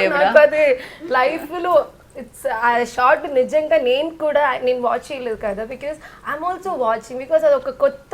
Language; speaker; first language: Telugu; non-native, learner; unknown